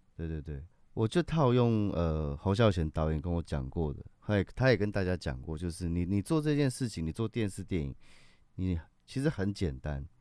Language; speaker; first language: Chinese; native; Chinese